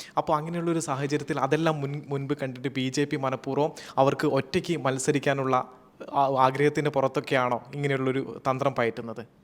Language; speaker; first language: Malayalam; native; Malayalam